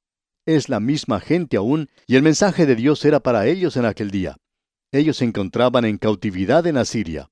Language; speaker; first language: Spanish; native; Spanish